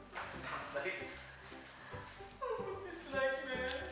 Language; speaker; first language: English; non-native, local second language; Filipino